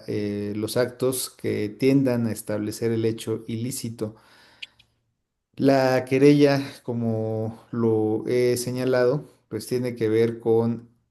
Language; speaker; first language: Spanish; native; Spanish